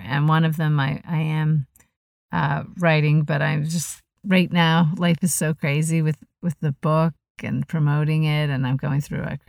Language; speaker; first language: English; native; English